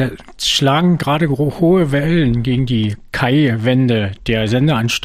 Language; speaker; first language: German; native; German